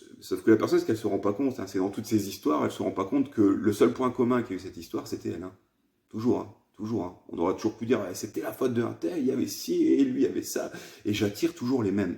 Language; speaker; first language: French; native; French